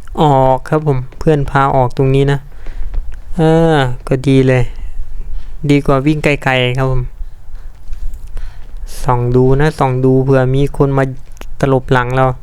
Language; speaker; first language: Thai; native; Thai